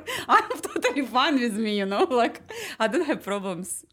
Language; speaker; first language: English; non-native, learner; Ukrainian